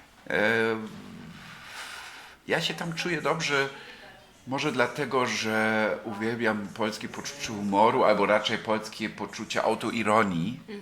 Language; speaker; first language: Polish; non-native, fluent; German